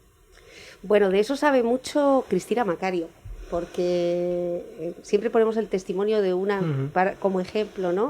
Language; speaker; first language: Spanish; native; Spanish